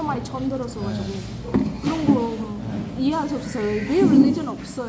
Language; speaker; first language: Korean; non-native, learner; Hindi